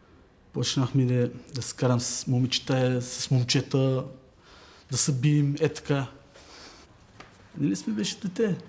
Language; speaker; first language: Bulgarian; non-native, local second language; Turkish